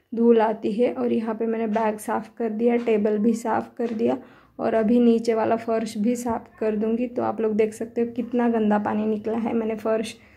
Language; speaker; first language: Hindi; non-native, local second language; Marathi